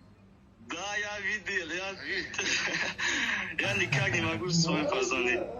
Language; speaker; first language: Russian; non-native, local second language; Tajik